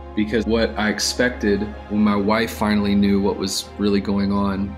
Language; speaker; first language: English; native; English